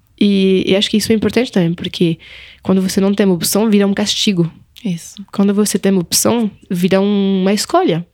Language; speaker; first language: Portuguese; non-native, fluent; French